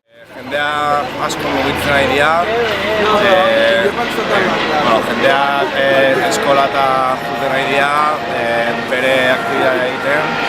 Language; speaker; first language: Basque; non-native, learner; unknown